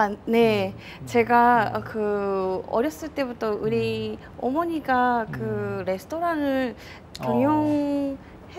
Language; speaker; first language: Korean; non-native, fluent; Japanese